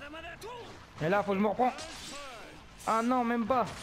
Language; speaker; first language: French; native; French